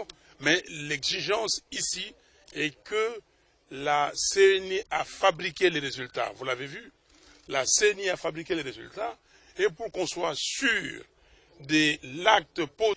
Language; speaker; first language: French; non-native, local second language; Lingala